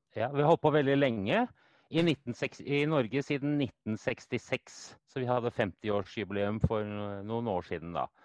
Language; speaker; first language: Norwegian; native; Norwegian